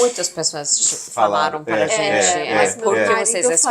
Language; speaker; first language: Portuguese; non-native, fluent; Persian